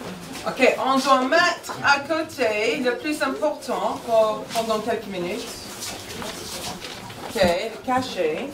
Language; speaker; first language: French; non-native, fluent; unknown